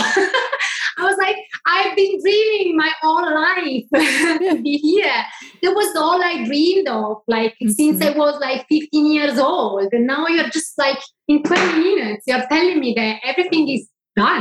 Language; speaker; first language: English; non-native, fluent; Italian